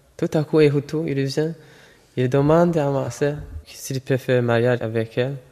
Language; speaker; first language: French; non-native, local second language; Rundi